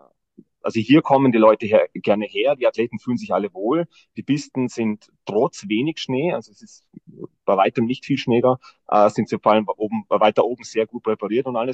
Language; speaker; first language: German; native; German